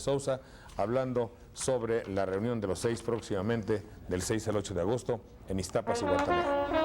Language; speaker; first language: Spanish; native; Spanish